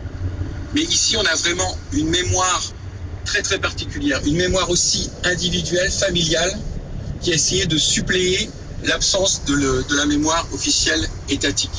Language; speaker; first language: French; native; French